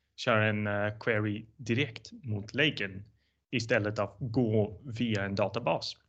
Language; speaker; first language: Swedish; non-native, fluent; Dutch